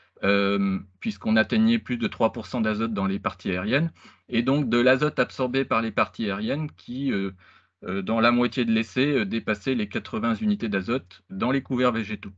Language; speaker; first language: French; native; French